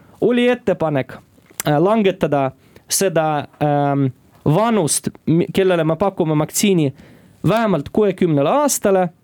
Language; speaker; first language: Estonian; non-native, local second language; Russian